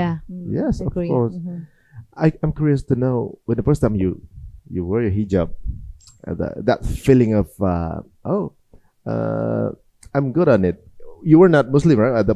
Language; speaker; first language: English; non-native, fluent; Indonesian